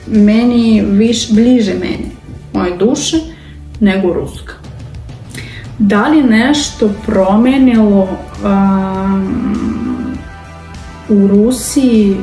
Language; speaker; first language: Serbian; non-native, learner; Russian